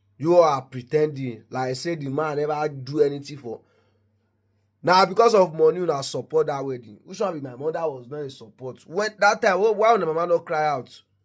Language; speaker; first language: Nigerian Pidgin; non-native, local second language; Yoruba